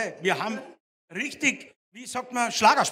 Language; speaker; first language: German; native; German